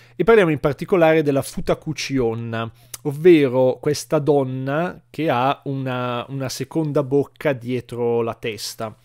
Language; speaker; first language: Italian; native; Italian